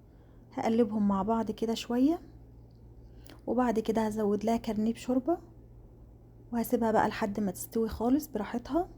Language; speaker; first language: Arabic; native; Arabic